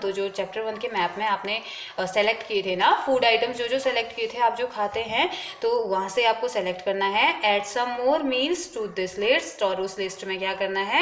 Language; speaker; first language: Hindi; native; Hindi